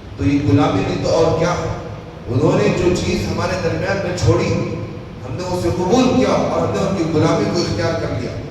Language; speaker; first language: Urdu; native; Urdu